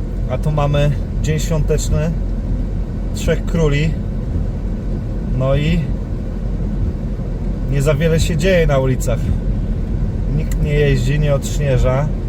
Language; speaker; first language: Polish; native; Polish